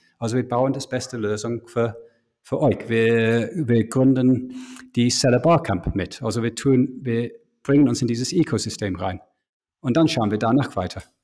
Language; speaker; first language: German; non-native, fluent; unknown